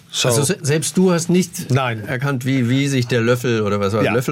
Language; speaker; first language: German; native; German